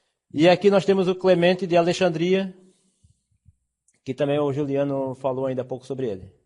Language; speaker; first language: Portuguese; native; Portuguese